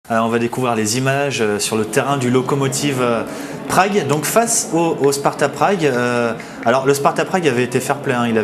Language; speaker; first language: French; native; French